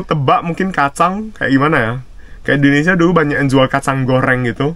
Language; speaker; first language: Indonesian; native; Indonesian